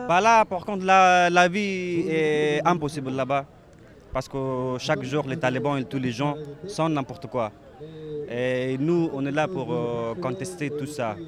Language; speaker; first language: French; non-native, learner; Pashto